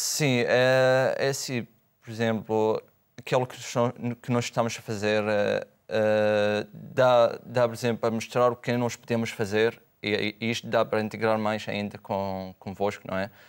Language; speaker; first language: Portuguese; non-native, fluent; Arabic